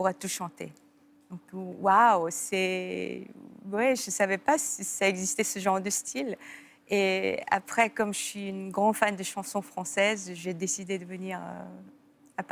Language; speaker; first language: French; non-native, fluent; Korean